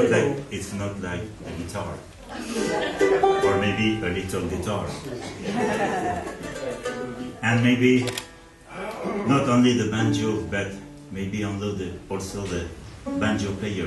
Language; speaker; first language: English; non-native, learner; French